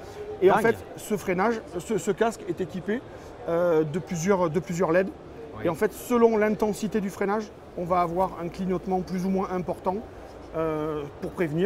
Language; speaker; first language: French; native; French